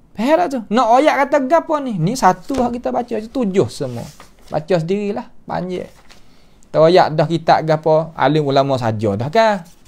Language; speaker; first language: Malay; native; Malay